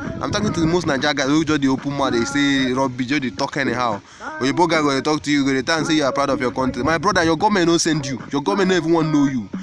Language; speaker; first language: Nigerian Pidgin; non-native, local second language; Igbo